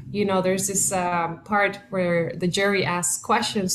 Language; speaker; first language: English; non-native, local second language; Spanish